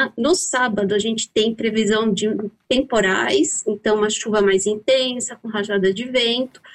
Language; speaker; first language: Portuguese; native; Portuguese